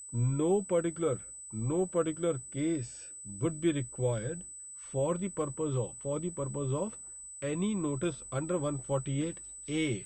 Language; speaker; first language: English; non-native, local second language; Hindi